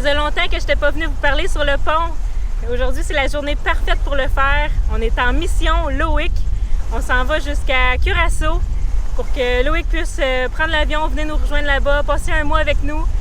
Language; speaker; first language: French; native; French